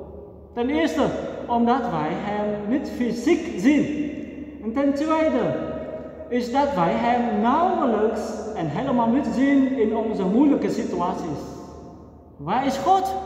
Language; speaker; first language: Dutch; non-native, fluent; Vietnamese